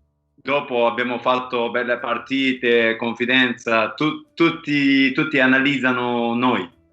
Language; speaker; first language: Italian; non-native, learner; Japanese